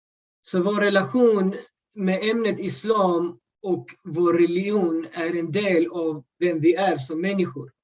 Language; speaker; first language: Swedish; early bilingual, other home language; Urdu